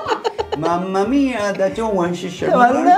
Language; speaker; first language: Chinese; non-native, learner; Japanese